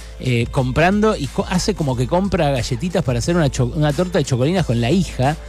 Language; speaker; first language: Spanish; native; Spanish